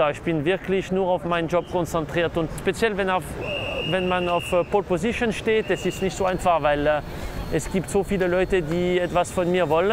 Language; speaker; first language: German; non-native, local second language; French